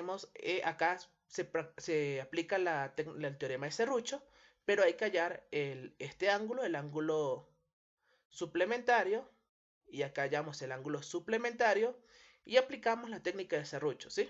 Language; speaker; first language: Spanish; native; Spanish